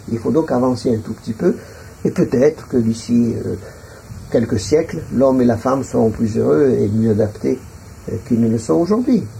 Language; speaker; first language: French; non-native, local second language; Arabic